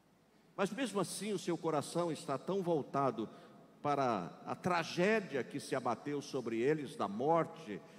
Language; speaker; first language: Portuguese; native; Portuguese